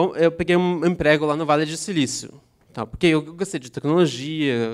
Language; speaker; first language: Portuguese; non-native, fluent; Russian